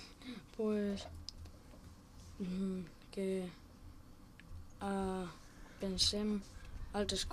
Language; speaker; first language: Catalan; non-native, local second language; Spanish